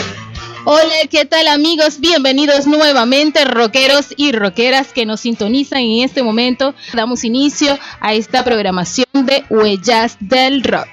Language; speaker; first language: Spanish; native; Spanish